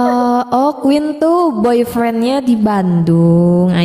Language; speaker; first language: Indonesian; native; Indonesian